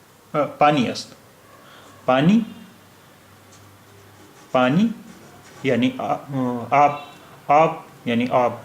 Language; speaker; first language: Persian; non-native, learner; Urdu